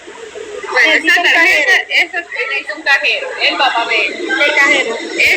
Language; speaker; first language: Spanish; native; Spanish